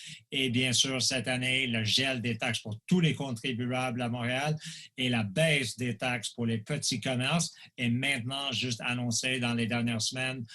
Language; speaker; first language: French; non-native, local second language; English